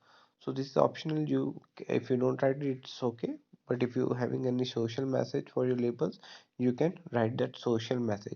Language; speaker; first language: English; non-native, local second language; Hindi